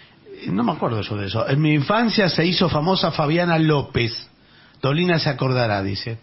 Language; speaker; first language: Spanish; native; Spanish